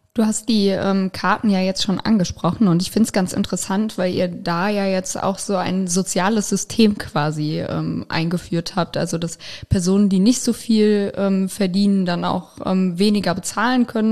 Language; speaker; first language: German; native; German